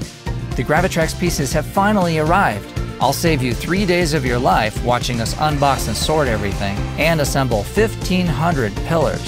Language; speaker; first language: English; native; English